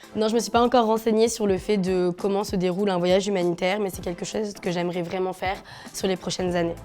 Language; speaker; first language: French; native; French